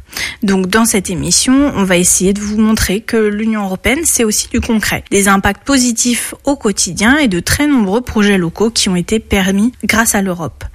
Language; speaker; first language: French; native; French